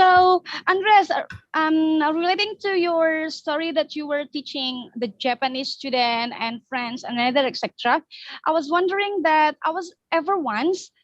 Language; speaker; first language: English; non-native, fluent; Indonesian